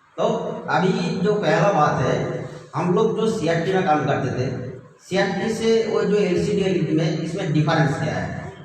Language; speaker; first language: Hindi; non-native, local second language; Bangla